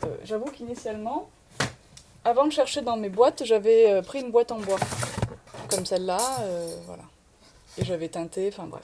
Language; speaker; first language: French; native; French